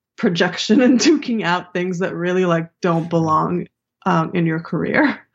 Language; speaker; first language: English; early bilingual, other home language; Hebrew